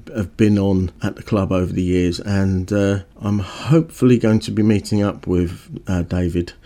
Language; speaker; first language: English; native; English